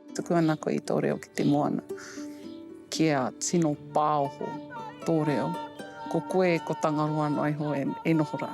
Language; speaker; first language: Māori; native; Māori